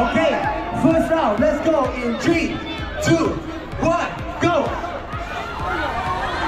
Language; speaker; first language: English; non-native, local second language; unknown